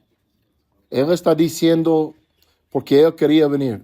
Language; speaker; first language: Spanish; non-native, fluent; English